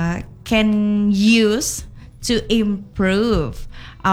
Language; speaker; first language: English; non-native, learner; Indonesian